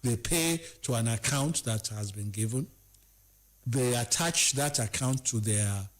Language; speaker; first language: English; non-native, local second language; Yoruba